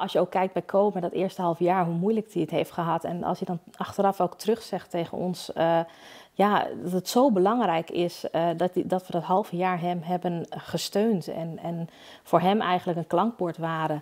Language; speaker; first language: Dutch; native; Dutch